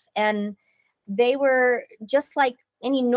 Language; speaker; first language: English; native; English